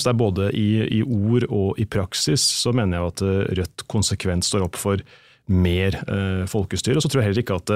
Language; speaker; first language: Norwegian; native; Norwegian